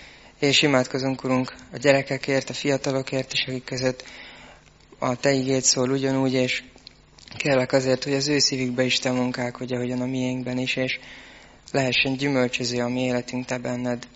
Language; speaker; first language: Hungarian; native; Hungarian